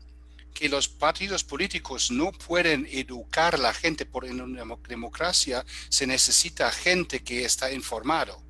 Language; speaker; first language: Spanish; non-native, fluent; German